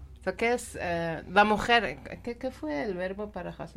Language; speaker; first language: Spanish; non-native, learner; Persian